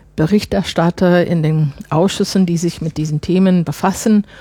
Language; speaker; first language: German; non-native, fluent; English